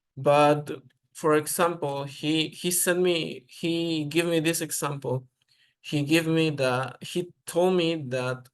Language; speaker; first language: English; non-native, learner; Spanish